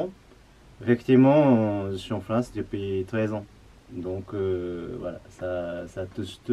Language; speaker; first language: French; non-native, learner; Japanese